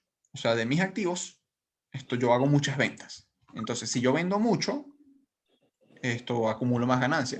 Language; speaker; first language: Spanish; native; Spanish